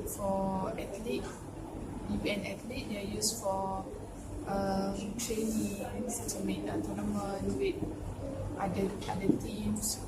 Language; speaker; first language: English; non-native, local second language; Malay